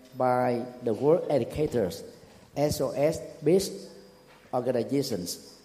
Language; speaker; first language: English; non-native, fluent; Vietnamese